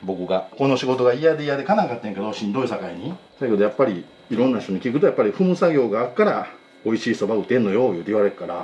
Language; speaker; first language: Japanese; native; Japanese